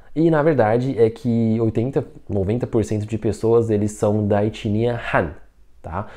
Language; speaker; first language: Portuguese; non-native, fluent; Chinese